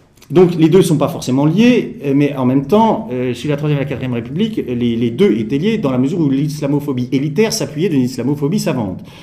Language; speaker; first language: French; native; French